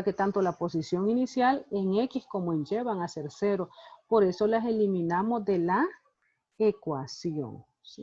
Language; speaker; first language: Spanish; native; Spanish